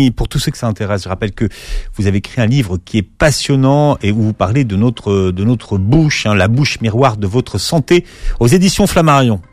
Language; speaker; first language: French; native; French